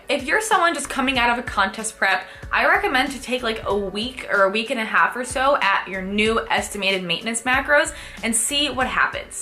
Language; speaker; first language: English; native; English